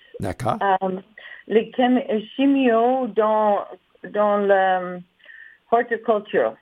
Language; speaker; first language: French; non-native, learner; English